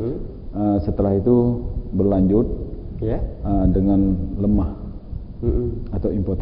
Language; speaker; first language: Malay; native; Malay